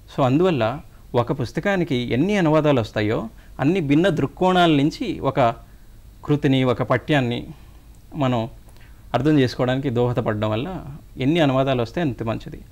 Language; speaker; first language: Telugu; native; Telugu